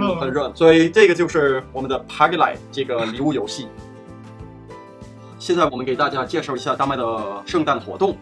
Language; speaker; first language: Chinese; non-native, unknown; Danish